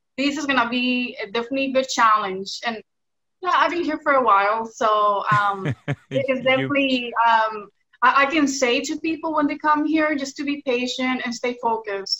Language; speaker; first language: English; early bilingual, other home language; Spanish